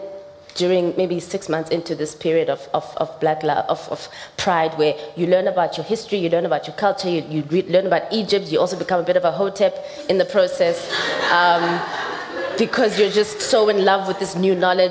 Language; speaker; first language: English; non-native, local second language; Xhosa